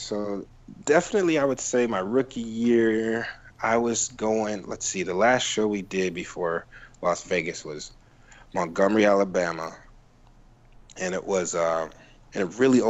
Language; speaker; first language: English; native; English